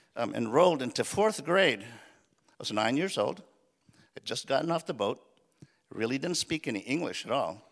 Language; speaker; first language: English; early bilingual, other home language; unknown